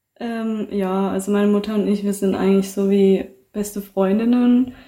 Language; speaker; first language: German; native; German